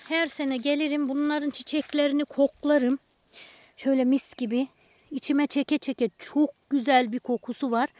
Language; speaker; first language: Turkish; native; Turkish